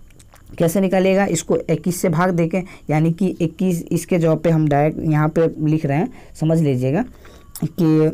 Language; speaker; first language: Hindi; native; Hindi